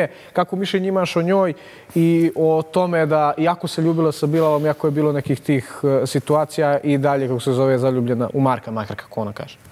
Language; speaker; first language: Serbian; native; Serbian